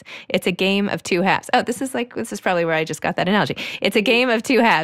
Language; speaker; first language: English; native; English